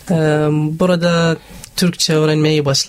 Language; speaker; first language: Turkish; non-native, learner; Arabic